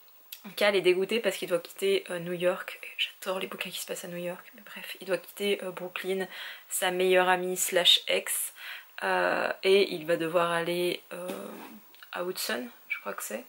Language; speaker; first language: French; native; French